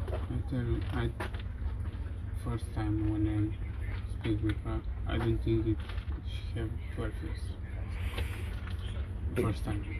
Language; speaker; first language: English; non-native, learner; Romanian